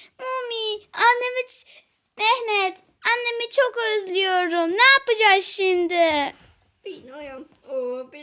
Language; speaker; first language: Turkish; early bilingual, heritage; Turkish